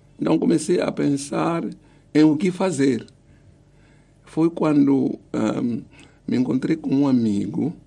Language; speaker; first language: Portuguese; non-native, local second language; Tsonga